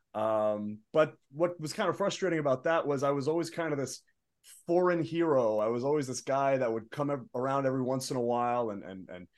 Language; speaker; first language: English; early bilingual, other home language; Arabic